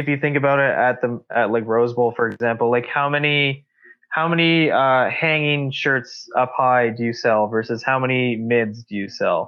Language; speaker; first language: English; native; English